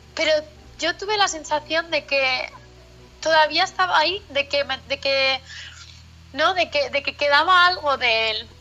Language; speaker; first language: Spanish; native; Spanish